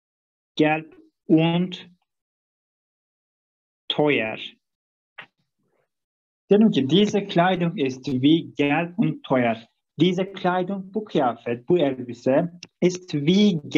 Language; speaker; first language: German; non-native, fluent; Turkish